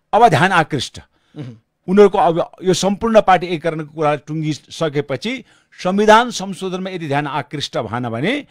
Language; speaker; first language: Nepali; non-native, local second language; Sherpa